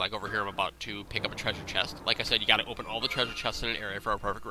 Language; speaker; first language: English; native; English